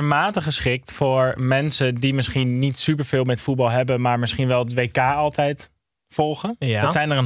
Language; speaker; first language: Dutch; native; Dutch